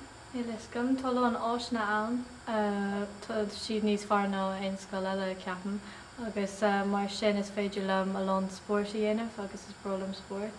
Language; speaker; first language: Irish; non-native, local second language; English